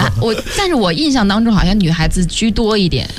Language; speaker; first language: Chinese; native; Chinese